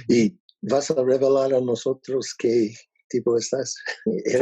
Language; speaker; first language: Spanish; non-native, learner; English